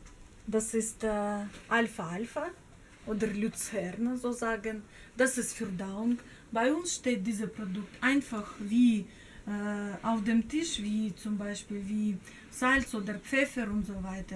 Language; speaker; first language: German; non-native, learner; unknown